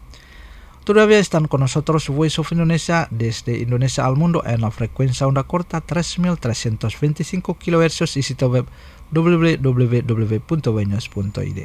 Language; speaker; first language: Spanish; non-native, fluent; Indonesian